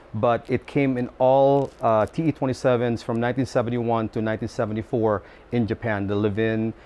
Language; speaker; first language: English; non-native, local second language; Filipino